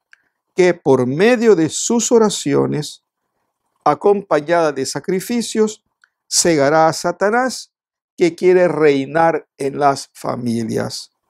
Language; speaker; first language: Spanish; native; Spanish